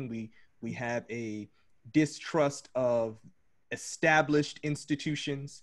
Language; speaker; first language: English; native; English